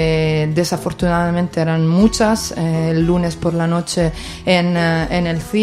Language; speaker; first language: Spanish; native; Spanish